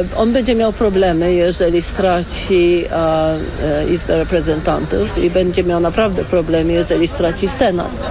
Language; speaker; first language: Polish; early bilingual, heritage; Polish